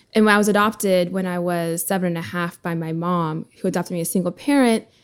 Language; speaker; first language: English; early bilingual, other home language; Russian